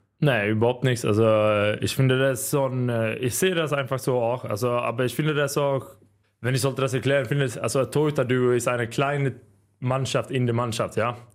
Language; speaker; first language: German; non-native, learner; Swedish